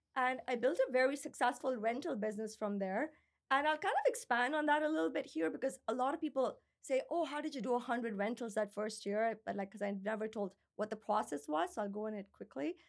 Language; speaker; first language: English; non-native, local second language; Urdu